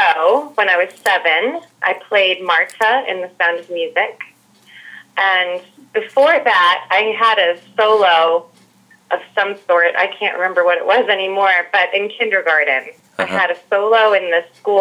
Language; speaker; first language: English; native; English